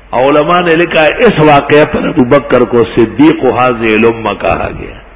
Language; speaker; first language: Urdu; non-native, local second language; Pashto